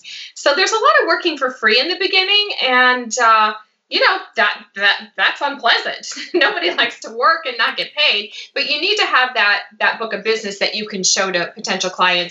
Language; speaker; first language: English; native; English